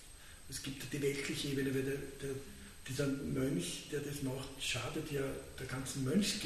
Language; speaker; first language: German; native; German